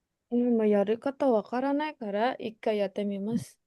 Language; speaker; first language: Japanese; non-native, learner; Indonesian